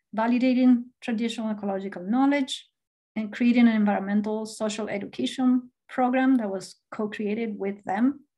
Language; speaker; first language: English; non-native, fluent; Spanish